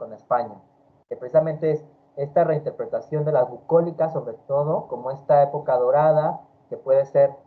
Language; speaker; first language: Spanish; native; Spanish